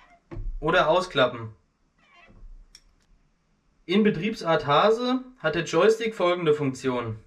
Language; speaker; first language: German; native; German